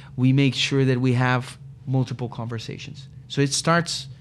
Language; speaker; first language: English; non-native, fluent; Portuguese